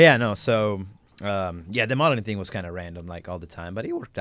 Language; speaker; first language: English; non-native, fluent; Italian